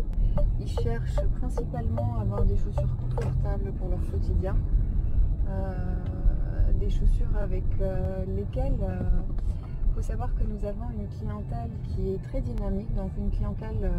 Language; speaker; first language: French; native; French